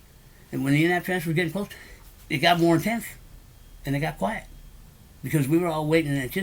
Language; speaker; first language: English; native; English